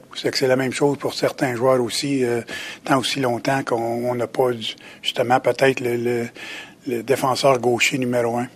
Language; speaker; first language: French; native; French